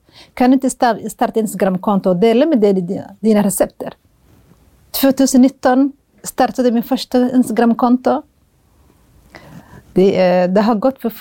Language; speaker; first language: Swedish; non-native, fluent; Somali